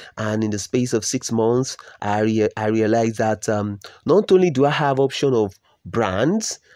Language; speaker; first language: English; non-native, local second language; Yoruba